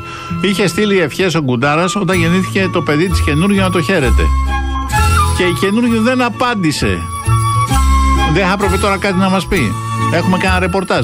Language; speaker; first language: Greek; native; Greek